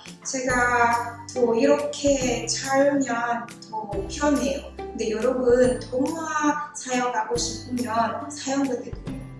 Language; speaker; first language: Korean; non-native, learner; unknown